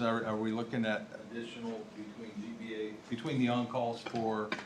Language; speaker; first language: English; native; English